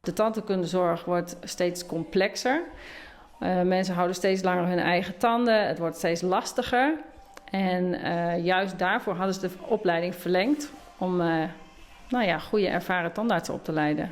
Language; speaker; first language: Dutch; native; Dutch